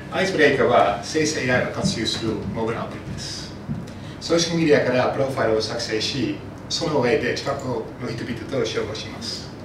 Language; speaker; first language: Japanese; non-native, fluent; Dutch